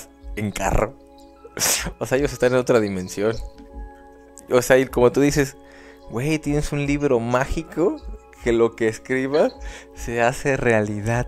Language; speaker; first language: Spanish; native; Spanish